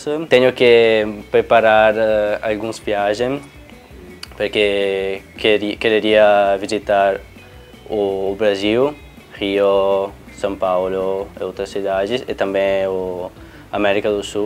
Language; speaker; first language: Portuguese; non-native, fluent; Italian